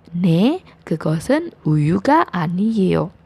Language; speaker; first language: Korean; non-native, fluent; Indonesian